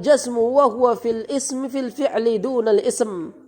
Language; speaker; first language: Arabic; non-native, fluent; Indonesian